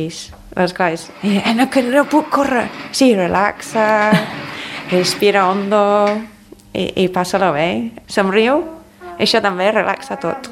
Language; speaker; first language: Catalan; non-native, fluent; English